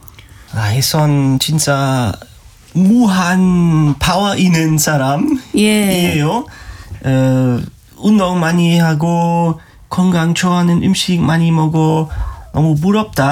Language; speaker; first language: Korean; non-native, learner; German